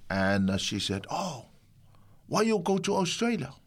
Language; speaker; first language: English; non-native, fluent; Samoan